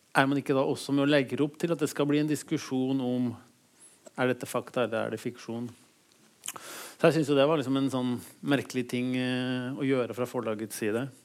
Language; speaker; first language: Norwegian; native; Norwegian